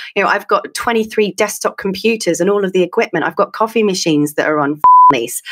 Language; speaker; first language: English; native; English